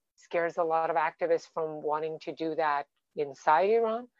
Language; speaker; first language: English; non-native, fluent; Persian